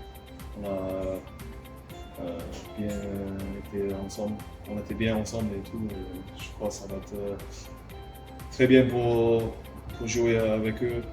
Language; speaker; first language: French; non-native, learner; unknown